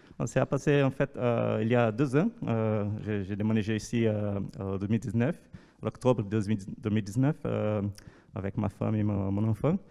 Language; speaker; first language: French; non-native, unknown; Portuguese